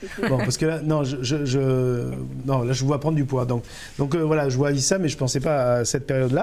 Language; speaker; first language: French; native; French